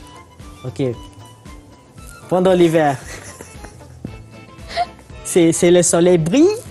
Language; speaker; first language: French; non-native, fluent; Malay